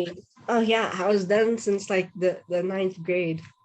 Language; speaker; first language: English; non-native, fluent; Indonesian